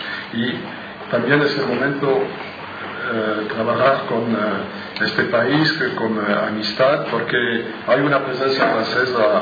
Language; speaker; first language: Spanish; non-native, fluent; French